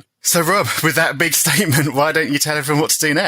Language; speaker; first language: English; native; English